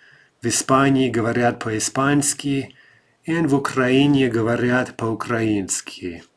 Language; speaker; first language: Russian; non-native, fluent; English